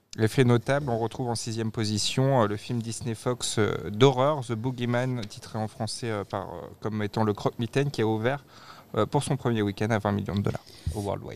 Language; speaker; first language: French; native; French